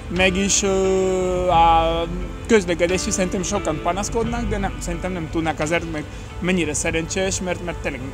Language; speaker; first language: Hungarian; non-native, fluent; French